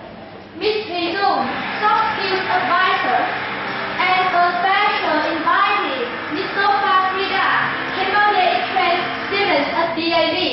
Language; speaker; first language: English; non-native, learner; Vietnamese